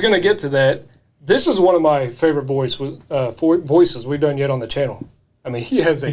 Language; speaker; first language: English; native; English